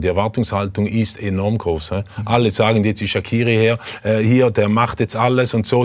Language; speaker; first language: German; native; German